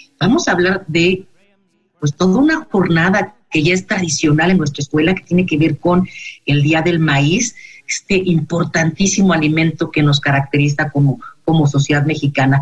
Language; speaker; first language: Spanish; native; Spanish